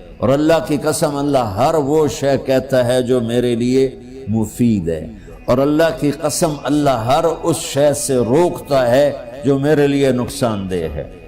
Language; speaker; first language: Urdu; non-native, local second language; Punjabi